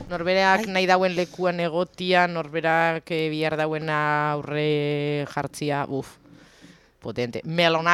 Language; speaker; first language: Basque; native; Basque